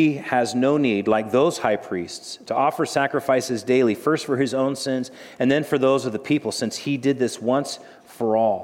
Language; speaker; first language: English; native; English